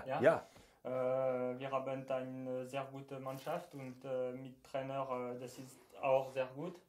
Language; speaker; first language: German; non-native, learner; French